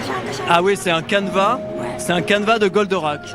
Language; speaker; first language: French; native; French